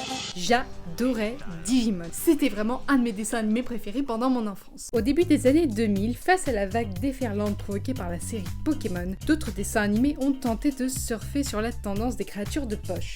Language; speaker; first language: French; native; French